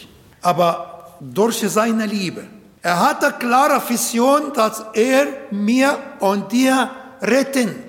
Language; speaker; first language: German; non-native, fluent; Arabic